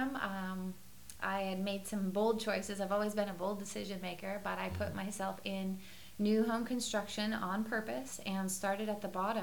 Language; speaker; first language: English; native; English